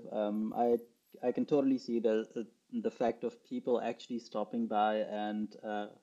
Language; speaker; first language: English; non-native, local second language; Urdu